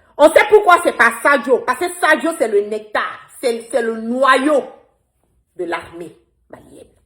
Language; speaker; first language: French; non-native, local second language; Bambara